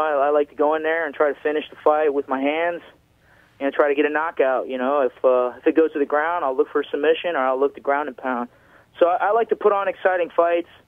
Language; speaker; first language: English; native; English